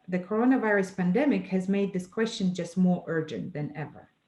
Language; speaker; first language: English; non-native, fluent; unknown